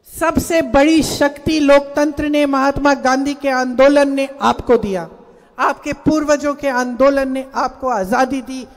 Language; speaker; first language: Hindi; native; Hindi